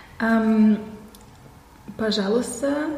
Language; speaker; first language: Russian; non-native, learner; German